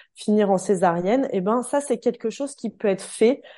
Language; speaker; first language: French; native; French